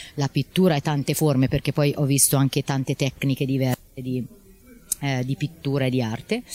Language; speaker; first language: Italian; native; Italian